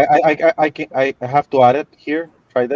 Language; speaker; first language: English; non-native, fluent; Spanish